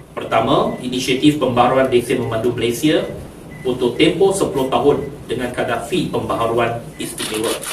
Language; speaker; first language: Malay; non-native, local second language; Chinese